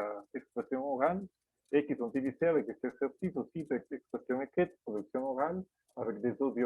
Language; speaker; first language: French; non-native, fluent; Spanish